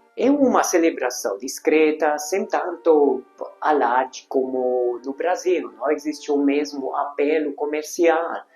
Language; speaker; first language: Portuguese; non-native, fluent; Hungarian